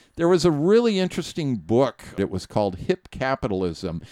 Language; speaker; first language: English; native; English